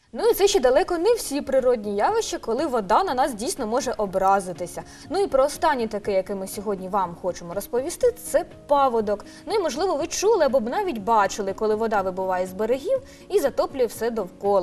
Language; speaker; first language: Ukrainian; native; Ukrainian